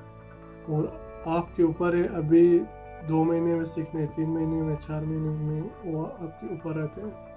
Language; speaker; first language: Hindi; non-native, fluent; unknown